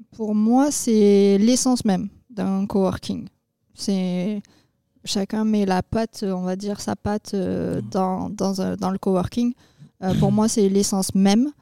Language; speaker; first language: French; native; French